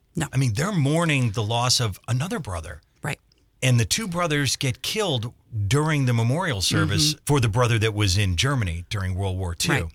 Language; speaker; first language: English; native; English